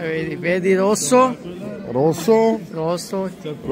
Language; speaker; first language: Italian; non-native, learner; Hindi